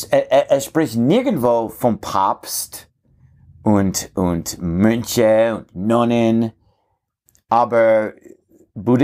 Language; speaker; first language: German; non-native, fluent; English